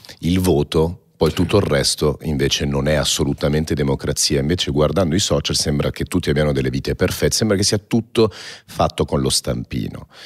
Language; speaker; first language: Italian; native; Italian